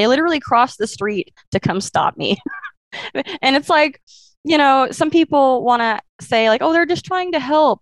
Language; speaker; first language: English; native; English